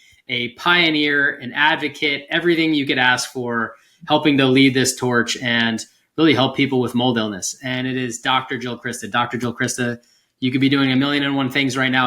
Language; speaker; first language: English; native; English